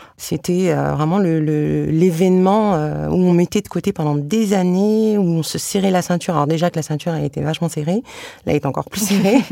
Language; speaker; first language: French; early bilingual, other home language; Arabic